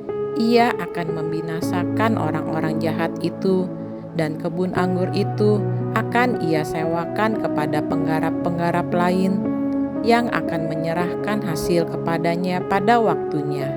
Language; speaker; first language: Indonesian; native; Indonesian